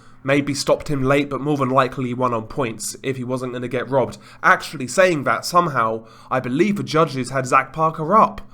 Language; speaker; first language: English; native; English